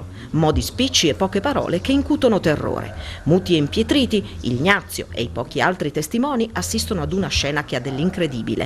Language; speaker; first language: Italian; native; Italian